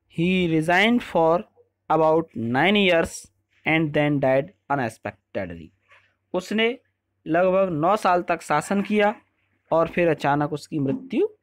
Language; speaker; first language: Hindi; native; Hindi